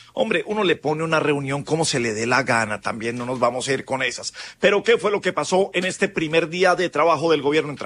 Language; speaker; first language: Spanish; native; Spanish